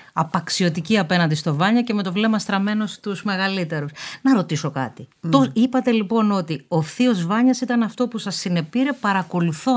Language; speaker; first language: Greek; native; Greek